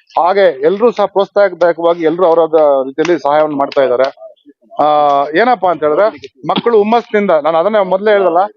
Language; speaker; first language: Kannada; native; Kannada